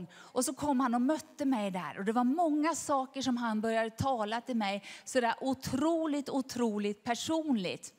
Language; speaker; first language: Swedish; native; Swedish